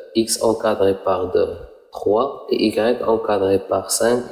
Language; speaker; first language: French; non-native, local second language; Arabic